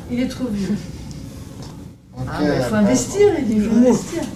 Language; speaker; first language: French; native; French